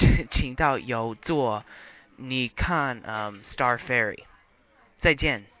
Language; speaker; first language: Chinese; non-native, learner; English